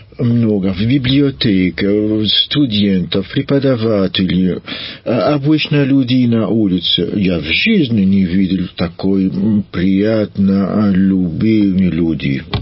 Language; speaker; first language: Russian; non-native, learner; French